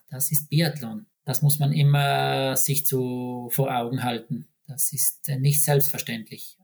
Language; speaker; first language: German; native; German